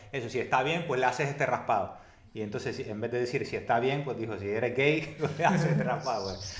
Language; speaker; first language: Spanish; native; Spanish